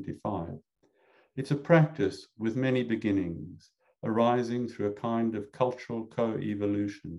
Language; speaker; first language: English; native; English